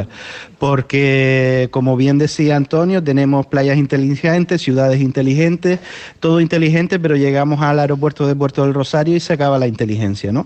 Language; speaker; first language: Spanish; native; Spanish